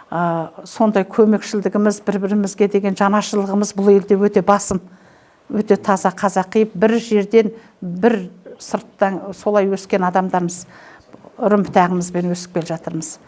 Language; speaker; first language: Kazakh; native; Kazakh